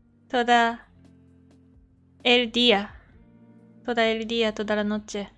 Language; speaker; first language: Spanish; non-native, learner; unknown